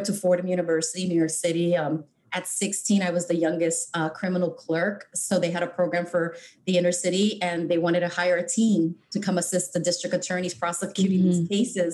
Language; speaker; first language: English; native; English